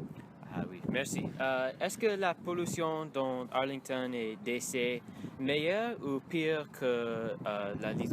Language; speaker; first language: French; non-native, learner; English